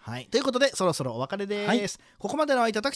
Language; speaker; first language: Japanese; native; Japanese